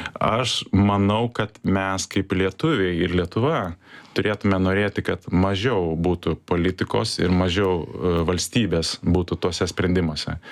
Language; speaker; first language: Lithuanian; early bilingual, heritage; Lithuanian